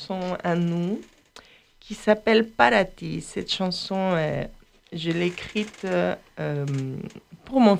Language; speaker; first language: French; non-native, fluent; Spanish